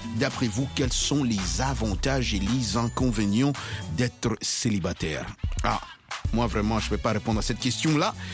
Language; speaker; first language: French; non-native, local second language; Lingala